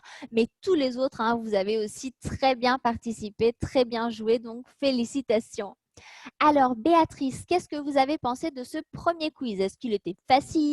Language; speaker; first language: French; native; French